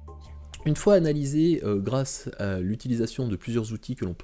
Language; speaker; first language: French; native; French